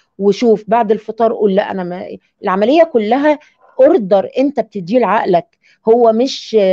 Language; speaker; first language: Arabic; native; Arabic